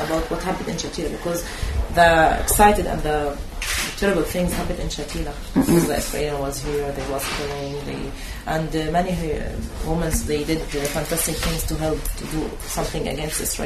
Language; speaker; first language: English; non-native, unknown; Arabic